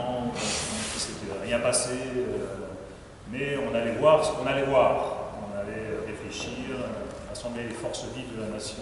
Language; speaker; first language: French; native; French